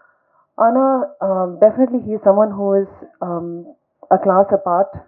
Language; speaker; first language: Tamil; non-native, fluent; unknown